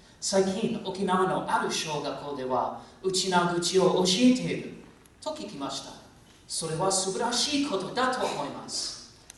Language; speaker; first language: Japanese; non-native, fluent; English